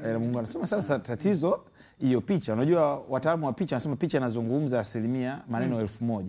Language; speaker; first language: Swahili; native; Swahili